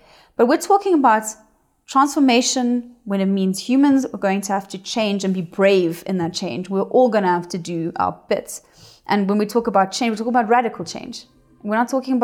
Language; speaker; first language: English; native; English